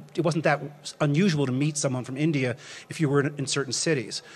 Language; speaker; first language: English; native; English